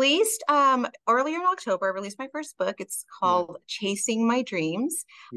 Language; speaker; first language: English; early bilingual, other home language; Spanish